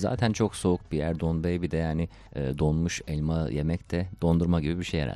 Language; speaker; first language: Turkish; native; Turkish